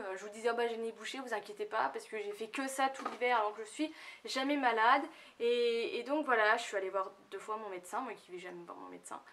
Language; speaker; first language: French; native; French